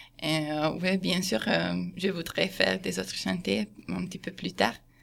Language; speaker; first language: French; non-native, fluent; Hungarian